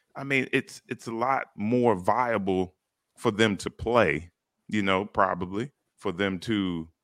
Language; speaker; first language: English; native; English